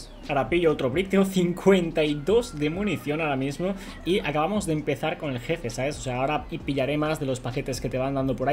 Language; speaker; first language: Spanish; native; Spanish